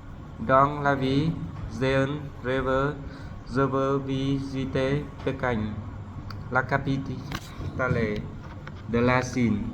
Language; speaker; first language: French; non-native, learner; Vietnamese